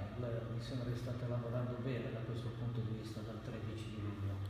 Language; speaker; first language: Italian; native; Italian